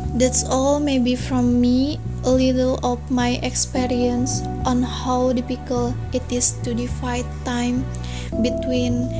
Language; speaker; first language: English; non-native, learner; Indonesian